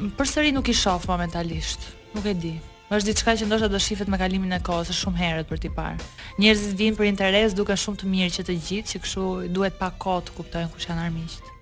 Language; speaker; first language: Albanian; early bilingual, heritage; Albanian